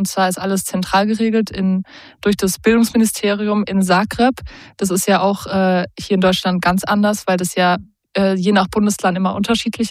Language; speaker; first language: German; native; German